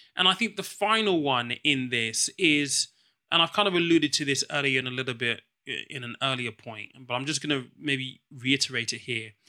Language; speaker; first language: English; native; English